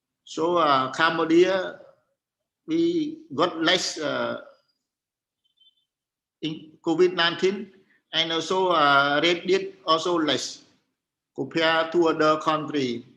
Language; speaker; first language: English; non-native, learner; Khmer